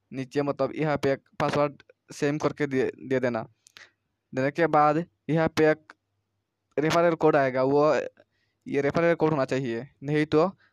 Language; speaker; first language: Hindi; non-native, local second language; Bangla